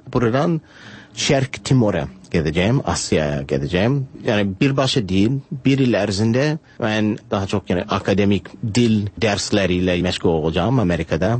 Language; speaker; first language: Azerbaijani; non-native, fluent; English